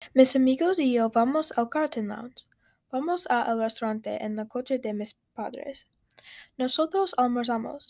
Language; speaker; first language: Spanish; non-native, learner; English